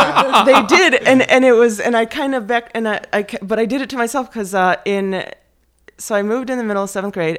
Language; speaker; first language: English; early bilingual, other home language; Polish